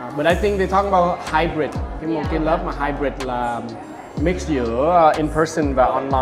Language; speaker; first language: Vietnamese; early bilingual, heritage; Vietnamese